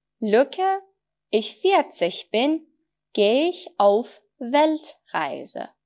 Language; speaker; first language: German; non-native, fluent; Persian